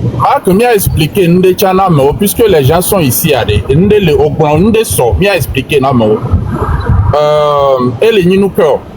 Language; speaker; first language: French; non-native, local second language; Ewe